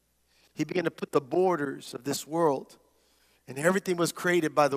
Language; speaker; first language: English; native; English